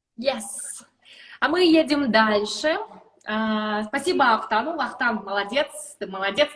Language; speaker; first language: Russian; non-native, local second language; Kyrgyz